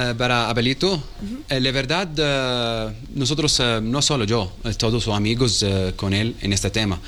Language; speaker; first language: Spanish; non-native, learner; Arabic